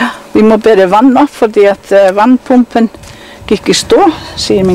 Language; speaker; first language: Danish; non-native, fluent; Icelandic